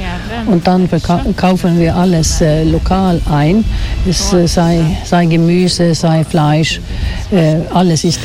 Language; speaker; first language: German; non-native, fluent; Swedish